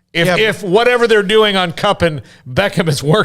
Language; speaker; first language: English; native; English